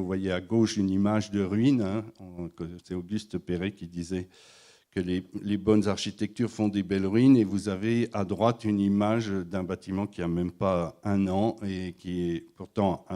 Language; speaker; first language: French; native; French